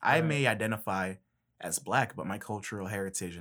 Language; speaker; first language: English; native; English